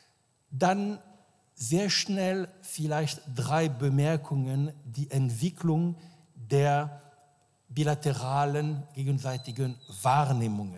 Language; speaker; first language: German; non-native, fluent; French